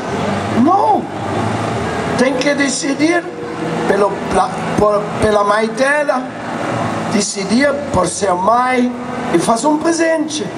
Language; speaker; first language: Portuguese; non-native, fluent; Spanish